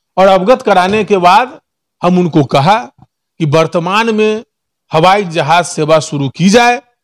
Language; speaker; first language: Hindi; native; Hindi